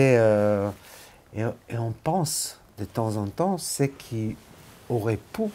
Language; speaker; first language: French; non-native, fluent; Hebrew